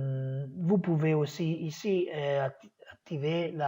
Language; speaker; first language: French; non-native, fluent; Italian